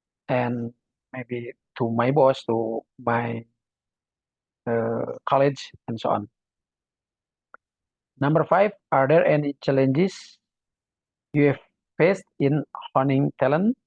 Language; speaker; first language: English; non-native, learner; Indonesian